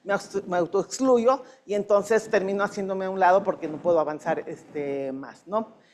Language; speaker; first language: Spanish; native; Spanish